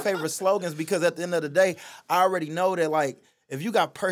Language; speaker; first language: English; native; English